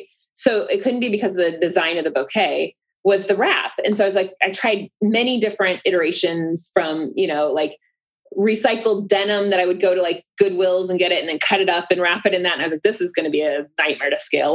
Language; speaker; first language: English; native; English